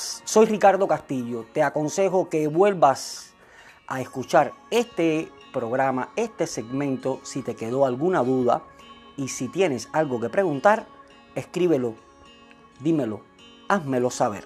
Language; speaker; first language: Spanish; native; Spanish